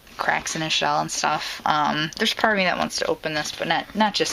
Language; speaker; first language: English; native; English